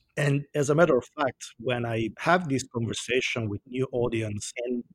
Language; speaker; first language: English; non-native, fluent; Italian